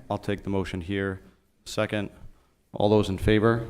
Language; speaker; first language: English; native; English